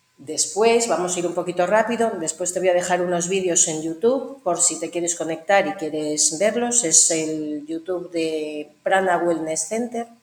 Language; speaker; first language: Spanish; native; Spanish